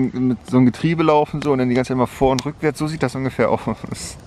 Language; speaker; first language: German; native; German